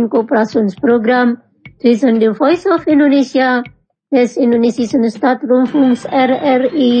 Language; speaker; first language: German; non-native, fluent; Indonesian